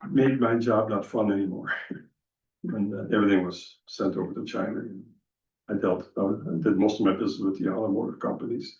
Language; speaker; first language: English; non-native, fluent; Dutch